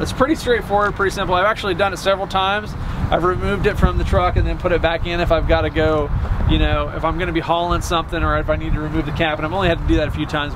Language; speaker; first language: English; native; English